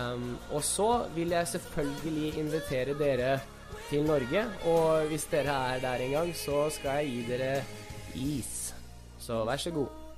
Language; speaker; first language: Norwegian; early bilingual, other home language; Russian